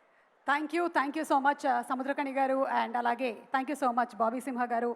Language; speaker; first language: Telugu; native; Telugu